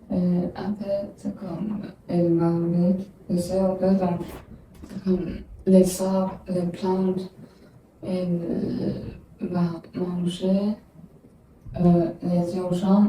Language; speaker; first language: French; non-native, learner; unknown